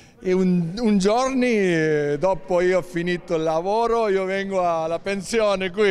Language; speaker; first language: Italian; non-native, learner; Spanish